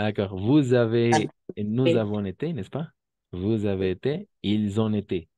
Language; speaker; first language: French; non-native, fluent; Spanish